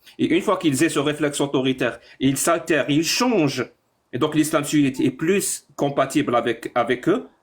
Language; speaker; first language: French; non-native, local second language; Arabic